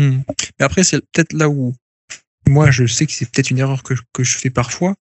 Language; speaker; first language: French; native; French